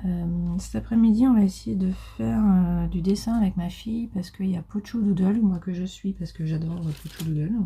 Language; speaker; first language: French; native; French